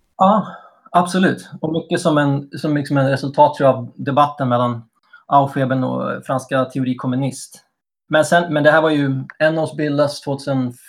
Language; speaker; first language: Swedish; native; Swedish